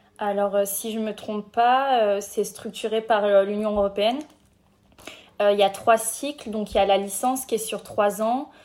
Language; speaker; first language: French; native; French